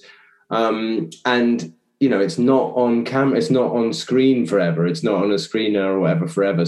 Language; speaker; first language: English; native; English